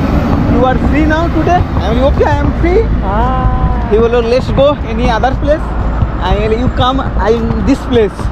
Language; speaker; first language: English; non-native, learner; Bangla